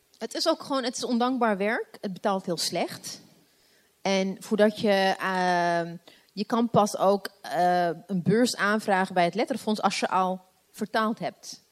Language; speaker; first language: Dutch; non-native, fluent; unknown